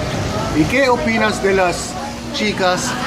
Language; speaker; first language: Spanish; non-native, fluent; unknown